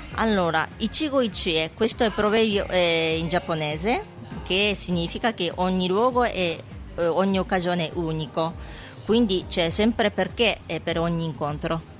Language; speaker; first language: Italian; non-native, fluent; Japanese